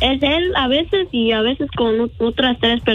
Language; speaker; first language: Spanish; early bilingual, other home language; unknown